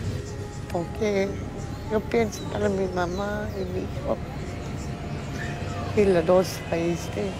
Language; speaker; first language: Spanish; non-native, learner; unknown